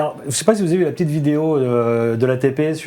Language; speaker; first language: French; native; French